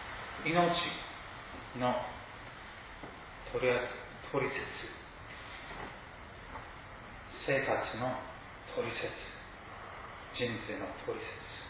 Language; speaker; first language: Japanese; non-native, fluent; English